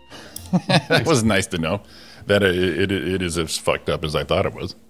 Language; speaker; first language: English; native; English